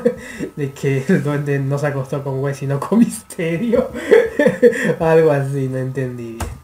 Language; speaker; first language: Spanish; native; Spanish